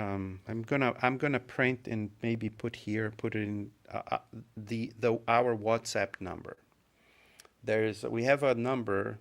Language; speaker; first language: English; non-native, fluent; Portuguese